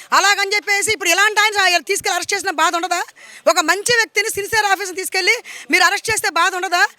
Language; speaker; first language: Telugu; native; Telugu